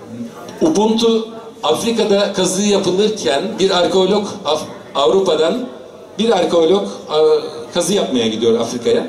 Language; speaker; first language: Turkish; native; Turkish